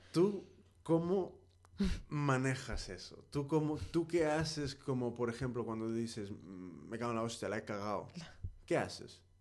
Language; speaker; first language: Spanish; native; Spanish